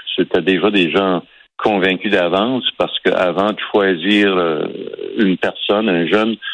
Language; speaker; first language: French; native; French